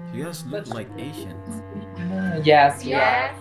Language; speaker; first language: English; non-native, fluent; Indonesian